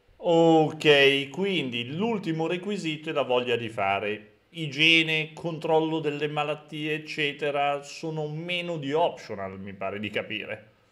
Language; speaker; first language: Italian; native; Italian